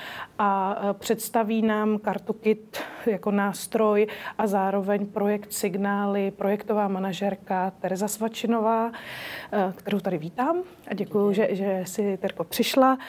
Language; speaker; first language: Czech; native; Czech